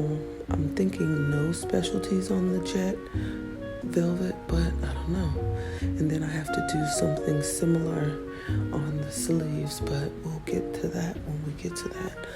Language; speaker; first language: English; native; English